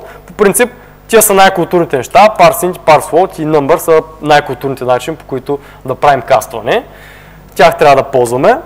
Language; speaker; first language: Bulgarian; native; Bulgarian